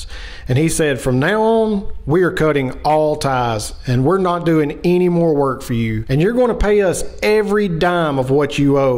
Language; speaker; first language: English; native; English